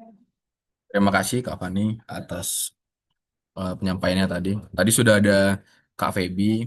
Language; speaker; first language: Indonesian; native; Indonesian